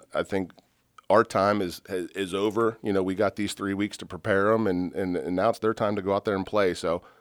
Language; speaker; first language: English; native; English